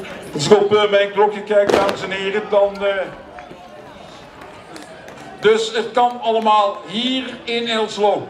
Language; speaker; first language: Dutch; native; Dutch